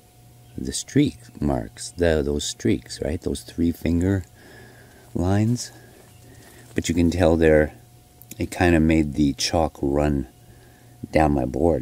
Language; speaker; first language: English; native; English